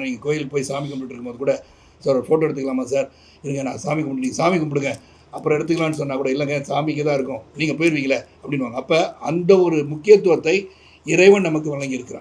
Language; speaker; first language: Tamil; native; Tamil